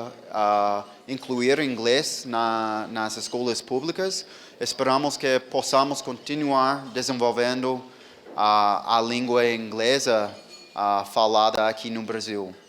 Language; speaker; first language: Portuguese; non-native, fluent; English